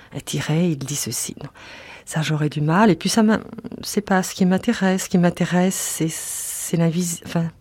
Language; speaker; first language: French; native; French